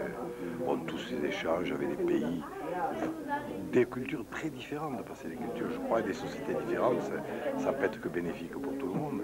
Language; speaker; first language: French; native; French